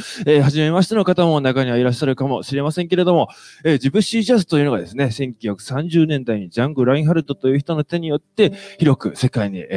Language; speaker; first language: Japanese; native; Japanese